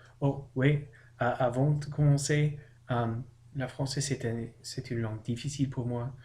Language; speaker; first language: French; non-native, learner; English